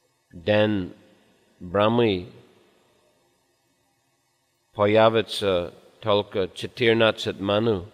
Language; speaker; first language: Russian; non-native, fluent; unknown